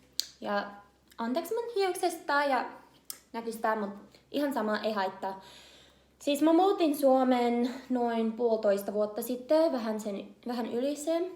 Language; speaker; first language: Finnish; non-native, learner; English